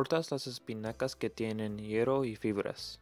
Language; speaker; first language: Spanish; non-native, learner; English